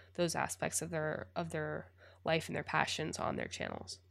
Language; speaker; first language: English; native; English